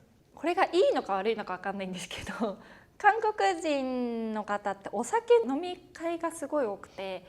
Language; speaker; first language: Japanese; native; Japanese